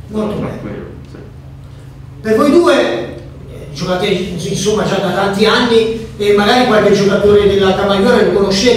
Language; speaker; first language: Italian; native; Italian